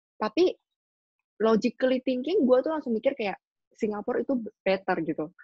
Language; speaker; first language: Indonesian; non-native, local second language; Hakka Chinese